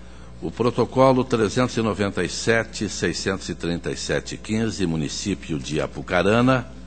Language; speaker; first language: Portuguese; native; Portuguese